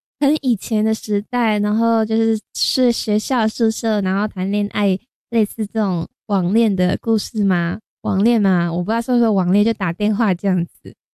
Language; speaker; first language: Chinese; non-native, local second language; Cantonese